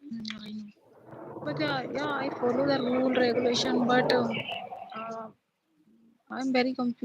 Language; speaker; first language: English; non-native, learner; Hindi